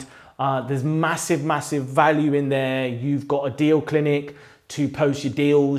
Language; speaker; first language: English; native; English